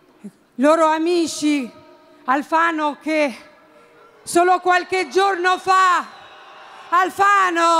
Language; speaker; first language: Italian; non-native, fluent; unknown